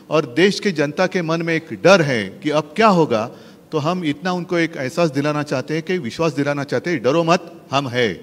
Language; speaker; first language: Hindi; non-native, local second language; Marathi